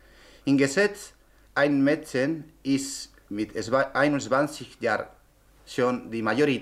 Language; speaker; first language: German; non-native, learner; Spanish